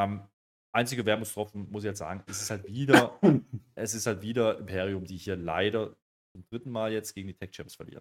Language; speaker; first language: German; native; German